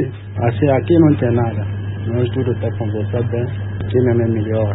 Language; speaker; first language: Portuguese; non-native, learner; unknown